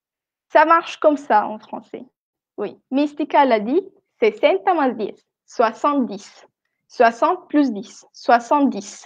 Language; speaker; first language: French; non-native, fluent; Spanish